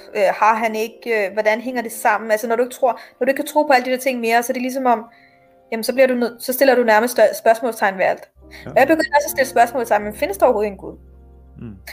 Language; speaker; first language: Danish; native; Danish